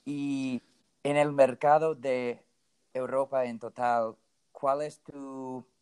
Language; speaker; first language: Spanish; non-native, learner; English